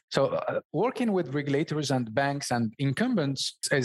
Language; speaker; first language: English; non-native, fluent; Berber languages